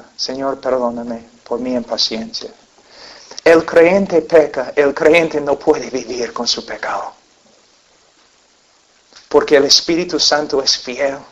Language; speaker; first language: Spanish; non-native, fluent; English